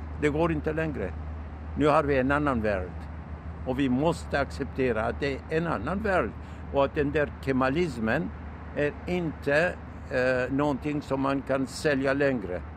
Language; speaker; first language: Swedish; non-native, fluent; Turkish